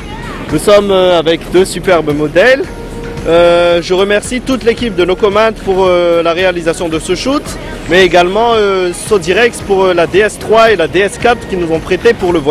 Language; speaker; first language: French; non-native, local second language; Malagasy